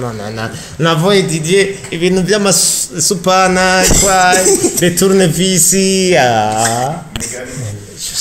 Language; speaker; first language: French; non-native, learner; Rundi